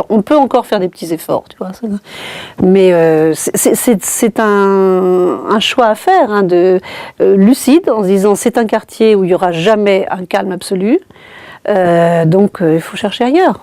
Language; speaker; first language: French; native; French